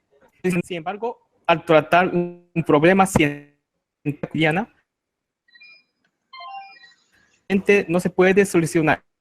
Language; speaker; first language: Spanish; non-native, learner; Japanese